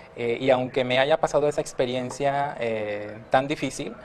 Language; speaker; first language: Spanish; early bilingual, heritage; Spanish